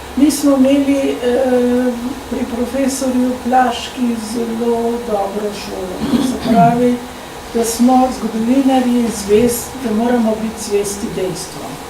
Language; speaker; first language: Slovenian; early bilingual, heritage; Slovenian